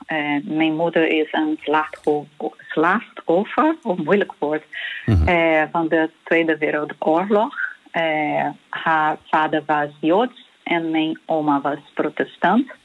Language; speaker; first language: Dutch; non-native, learner; Portuguese